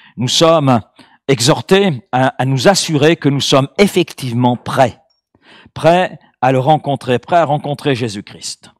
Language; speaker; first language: French; native; French